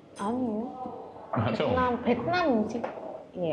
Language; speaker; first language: Korean; non-native, learner; Vietnamese